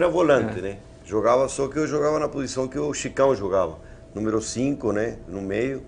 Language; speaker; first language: Portuguese; native; Portuguese